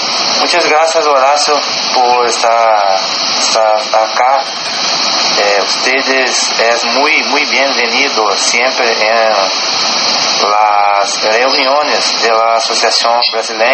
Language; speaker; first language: Spanish; non-native, learner; Portuguese